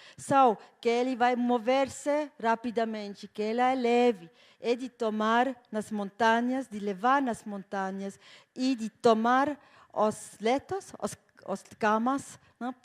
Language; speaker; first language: Portuguese; non-native, fluent; German